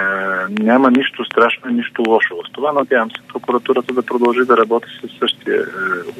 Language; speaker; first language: Bulgarian; native; Bulgarian